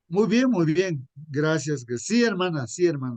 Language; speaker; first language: Spanish; native; Spanish